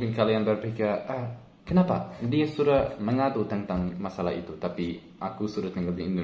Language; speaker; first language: Indonesian; non-native, learner; English